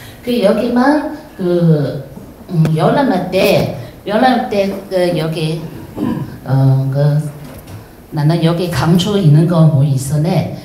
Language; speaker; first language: Korean; non-native, learner; Chinese